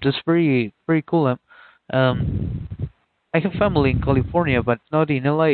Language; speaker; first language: English; non-native, fluent; Spanish